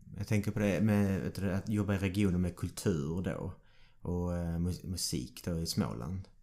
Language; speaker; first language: Swedish; native; Swedish